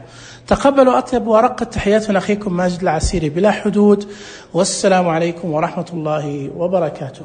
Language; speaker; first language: Arabic; native; Arabic